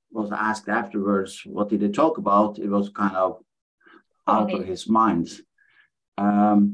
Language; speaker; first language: English; non-native, fluent; Norwegian